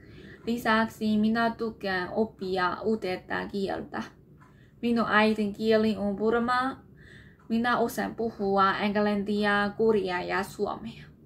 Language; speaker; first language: Finnish; non-native, learner; Burmese